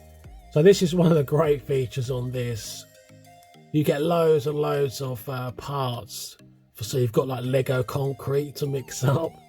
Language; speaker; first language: English; native; English